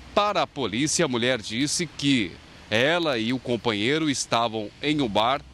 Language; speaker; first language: Portuguese; native; Portuguese